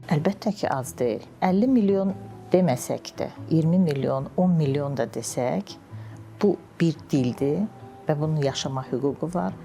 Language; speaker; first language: Azerbaijani; native; Azerbaijani